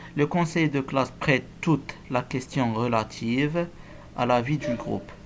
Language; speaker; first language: French; non-native, local second language; Arabic